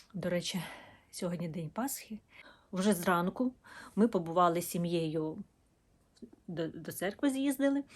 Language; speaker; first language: Ukrainian; non-native, local second language; Russian